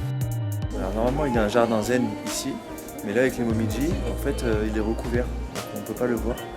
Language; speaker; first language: French; native; French